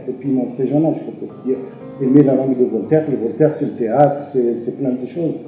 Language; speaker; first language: French; non-native, local second language; Arabic